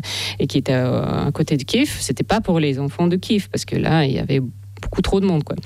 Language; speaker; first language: French; non-native, fluent; Russian